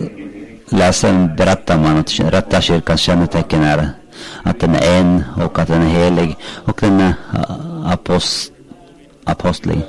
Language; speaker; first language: Swedish; non-native, local second language; Finnish